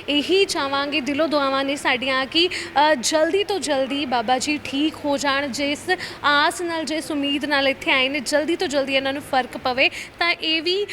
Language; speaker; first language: Punjabi; native; Punjabi